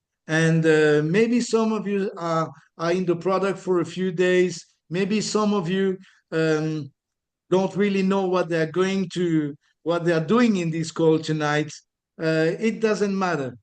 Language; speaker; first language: English; non-native, fluent; French